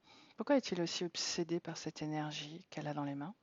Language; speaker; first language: French; native; French